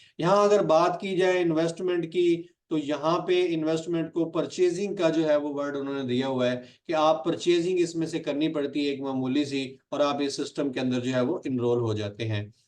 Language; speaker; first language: Urdu; non-native, local second language; Punjabi